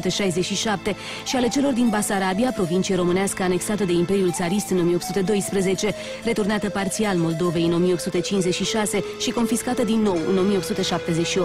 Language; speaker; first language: Romanian; native; Romanian